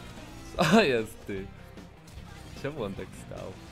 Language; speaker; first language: Polish; native; Polish